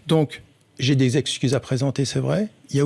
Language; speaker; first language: French; early bilingual, other home language; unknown